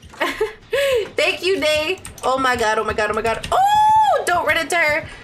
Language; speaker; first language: English; native; English